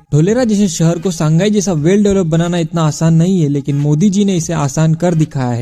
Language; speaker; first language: Hindi; native; Hindi